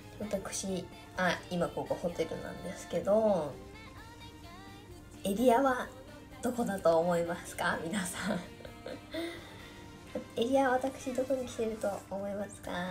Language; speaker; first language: Japanese; native; Japanese